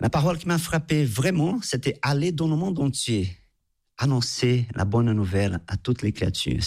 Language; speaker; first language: French; non-native, fluent; Portuguese